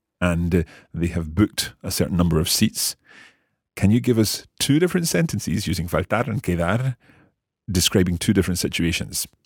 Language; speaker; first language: English; native; English